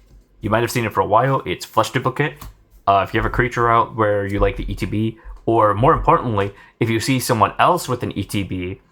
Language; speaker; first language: English; native; English